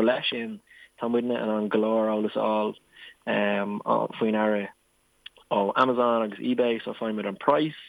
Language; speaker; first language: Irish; non-native, local second language; English